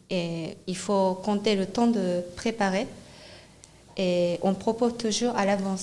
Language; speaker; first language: French; non-native, fluent; Japanese